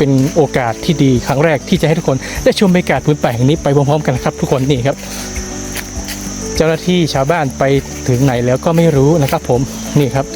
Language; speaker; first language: Thai; native; Thai